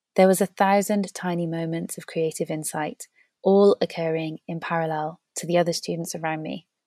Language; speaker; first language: English; native; English